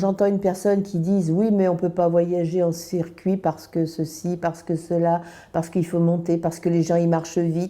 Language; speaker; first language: French; native; French